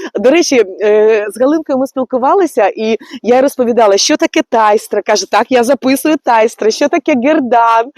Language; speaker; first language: Ukrainian; native; Ukrainian